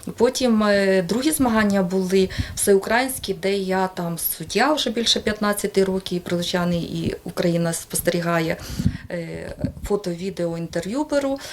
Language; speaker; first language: Ukrainian; native; Ukrainian